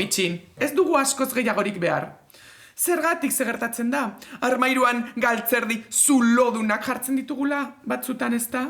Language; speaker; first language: Basque; native; Basque